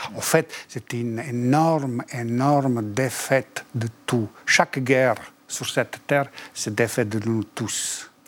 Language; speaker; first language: French; non-native, fluent; Bosnian